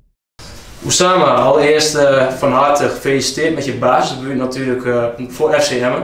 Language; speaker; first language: Dutch; native; Dutch